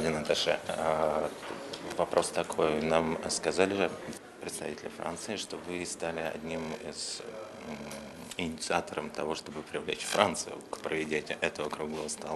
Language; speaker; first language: Russian; native; Russian